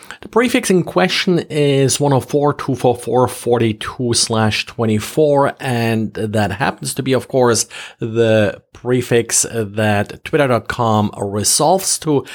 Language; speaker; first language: English; non-native, fluent; German